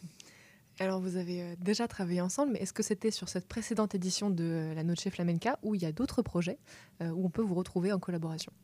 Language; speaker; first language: French; native; French